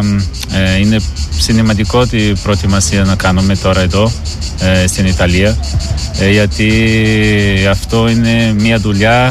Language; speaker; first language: Greek; non-native, learner; Portuguese